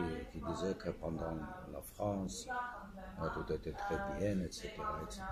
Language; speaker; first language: French; non-native, fluent; Armenian